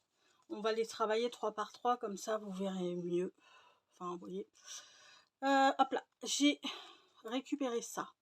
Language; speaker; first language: French; native; French